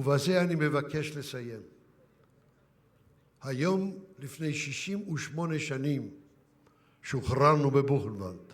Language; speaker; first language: Hebrew; early bilingual, other home language; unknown